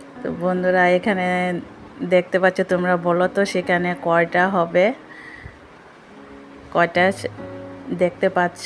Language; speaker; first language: Bangla; native; Bangla